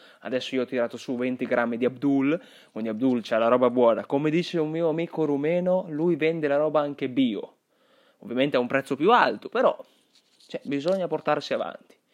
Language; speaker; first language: Italian; early bilingual, other home language; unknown